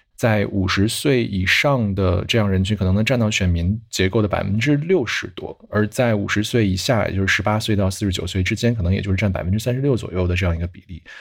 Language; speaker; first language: Chinese; native; Chinese